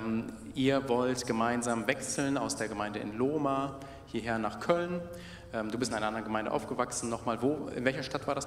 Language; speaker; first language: German; native; German